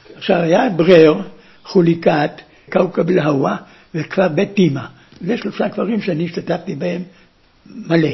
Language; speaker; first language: Hebrew; early bilingual, other home language; German